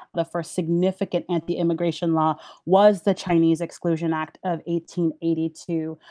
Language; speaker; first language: English; early bilingual, other home language; Haitian Creole